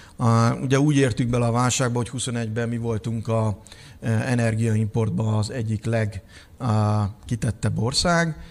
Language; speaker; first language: Hungarian; native; Hungarian